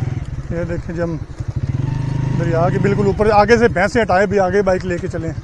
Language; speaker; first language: Hindi; non-native, local second language; Punjabi